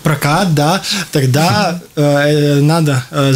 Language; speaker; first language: Russian; non-native, local second language; Latvian